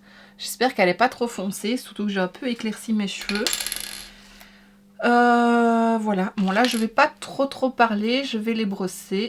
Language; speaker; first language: French; native; French